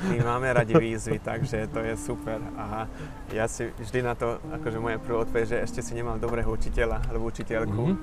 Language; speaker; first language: Slovak; non-native, fluent; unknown